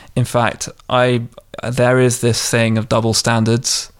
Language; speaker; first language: English; native; English